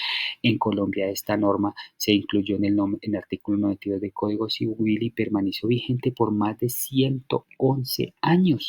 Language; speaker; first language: Spanish; native; Spanish